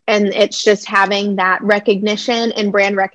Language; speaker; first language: English; native; English